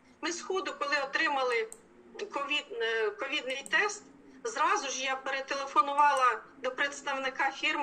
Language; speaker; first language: Ukrainian; native; Ukrainian